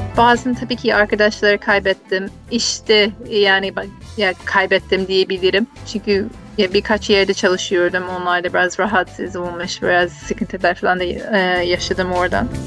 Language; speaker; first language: Turkish; non-native, fluent; English